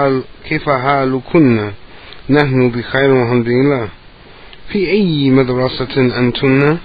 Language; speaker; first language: Arabic; non-native, fluent; English